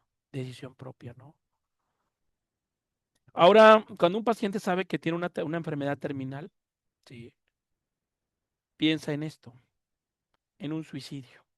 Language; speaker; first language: Spanish; native; Spanish